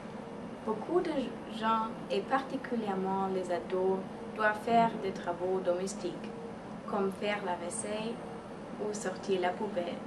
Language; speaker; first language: French; non-native, learner; English